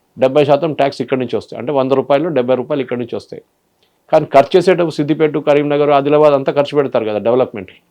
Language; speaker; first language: Telugu; non-native, fluent; Malayalam